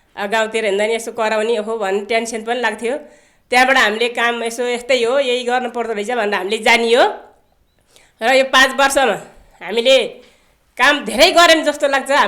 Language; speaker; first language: Nepali; native; Nepali